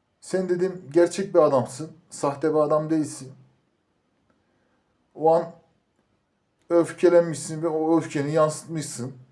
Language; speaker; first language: Turkish; native; Turkish